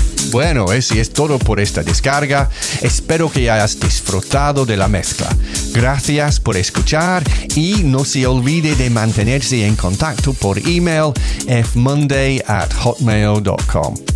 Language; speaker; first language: Spanish; non-native, learner; English